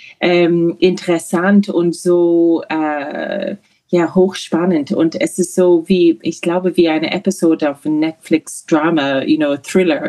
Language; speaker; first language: German; non-native, learner; English